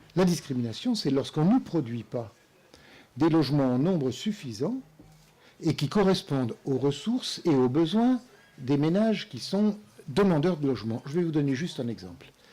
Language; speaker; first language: French; native; French